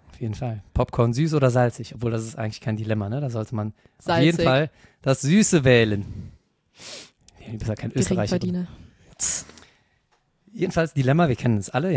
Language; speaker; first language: German; native; German